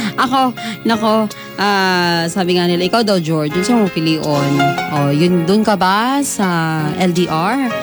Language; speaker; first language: Filipino; non-native, local second language; Cebuano